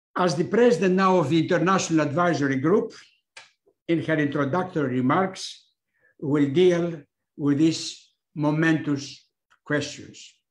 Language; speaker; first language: English; non-native, fluent; Greek